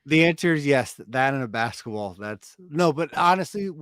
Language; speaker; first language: English; native; English